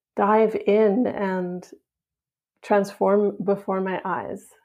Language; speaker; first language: English; native; English